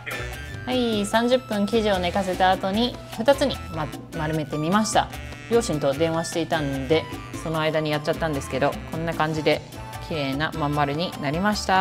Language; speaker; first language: Japanese; native; Japanese